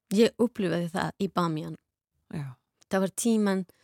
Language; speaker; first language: Icelandic; non-native, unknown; Persian